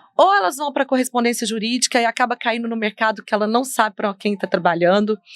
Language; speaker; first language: Portuguese; native; Portuguese